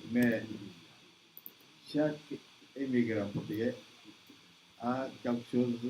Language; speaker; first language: French; non-native, learner; Portuguese